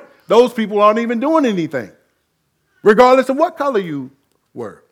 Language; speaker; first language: English; native; English